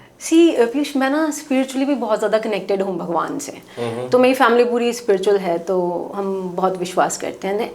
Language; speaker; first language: Hindi; non-native, local second language; Punjabi